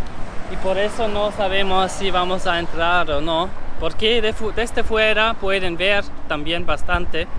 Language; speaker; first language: Spanish; non-native, learner; German